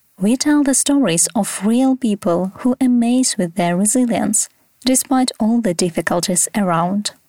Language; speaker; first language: English; non-native, fluent; Ukrainian